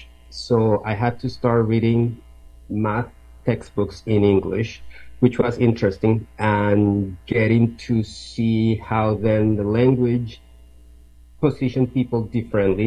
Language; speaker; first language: English; non-native, fluent; Spanish